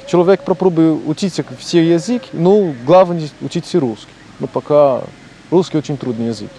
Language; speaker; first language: Russian; non-native, learner; Portuguese